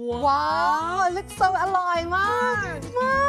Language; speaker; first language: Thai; non-native, fluent; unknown